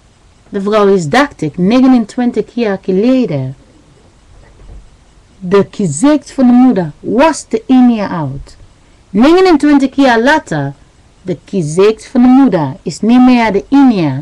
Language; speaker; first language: Dutch; non-native, learner; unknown